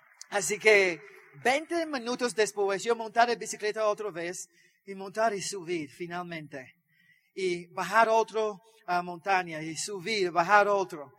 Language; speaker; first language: Spanish; non-native, learner; English